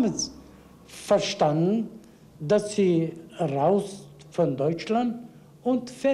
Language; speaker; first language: German; non-native, learner; Bulgarian